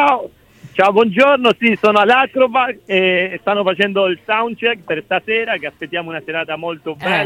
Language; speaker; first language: Italian; non-native, fluent; Spanish